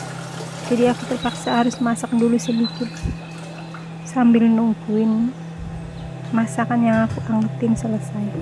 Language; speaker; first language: Indonesian; non-native, local second language; Javanese